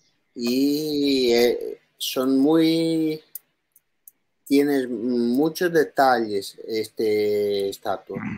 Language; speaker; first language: Spanish; non-native, learner; Italian